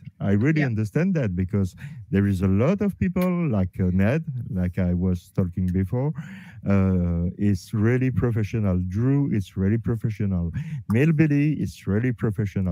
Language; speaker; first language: English; non-native, learner; French